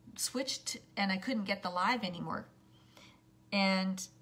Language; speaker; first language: English; native; English